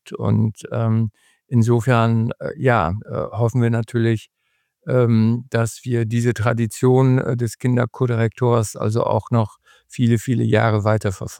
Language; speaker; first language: German; native; German